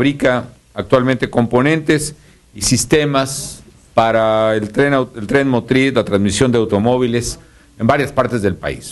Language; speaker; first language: Spanish; native; Spanish